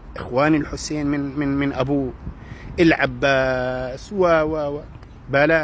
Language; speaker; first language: Arabic; native; Arabic